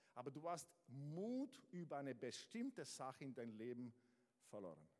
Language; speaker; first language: German; non-native, fluent; Italian